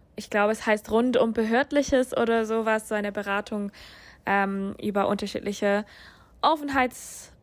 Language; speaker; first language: German; non-native, fluent; English